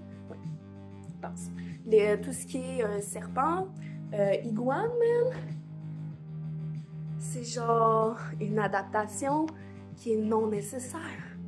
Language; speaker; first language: French; native; French